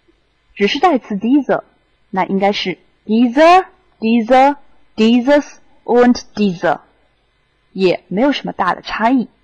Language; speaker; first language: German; non-native, fluent; Chinese